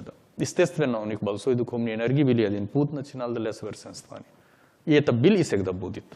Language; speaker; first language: Russian; non-native, learner; Hindi